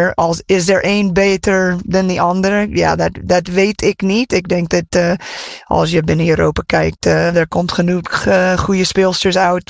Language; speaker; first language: Dutch; non-native, fluent; English